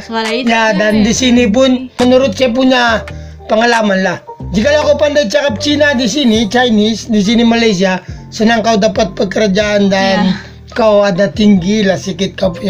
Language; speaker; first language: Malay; non-native, learner; Filipino